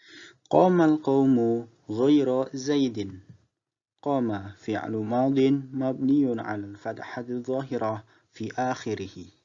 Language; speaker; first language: Arabic; non-native, fluent; Indonesian